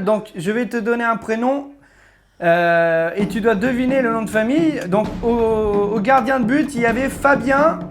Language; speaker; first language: French; native; French